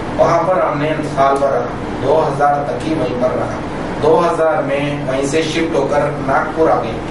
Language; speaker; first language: Hindi; non-native, local second language; Tamil